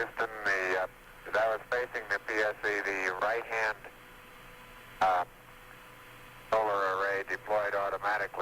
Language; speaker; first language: English; native; English